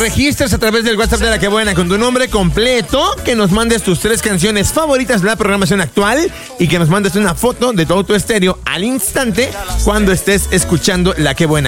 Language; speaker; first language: Spanish; native; Spanish